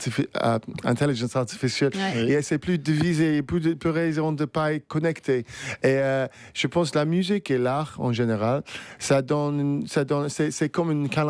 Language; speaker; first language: French; non-native, fluent; English